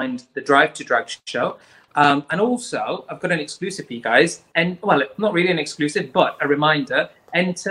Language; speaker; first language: English; native; English